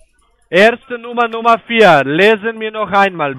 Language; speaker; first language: German; non-native, learner; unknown